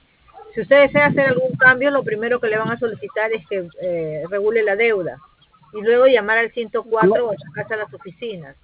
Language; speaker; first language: Spanish; native; Spanish